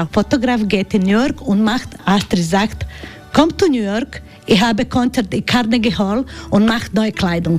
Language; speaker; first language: German; non-native, learner; Croatian